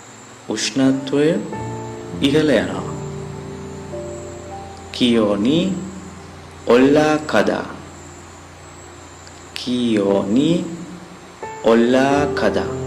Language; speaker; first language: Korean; non-native, fluent; Sinhala